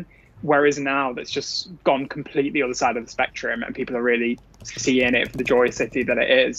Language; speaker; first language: English; native; English